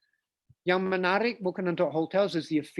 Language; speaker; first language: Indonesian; non-native, fluent; English